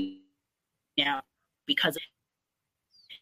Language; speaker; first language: English; native; English